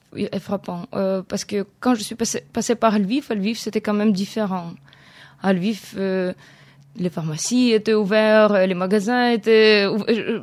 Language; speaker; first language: French; non-native, fluent; Ukrainian